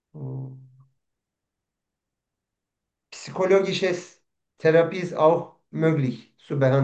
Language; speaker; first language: German; non-native, learner; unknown